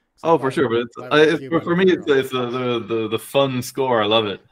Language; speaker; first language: English; native; English